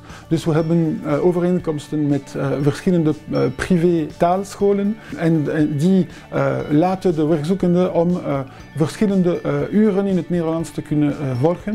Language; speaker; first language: Dutch; non-native, local second language; French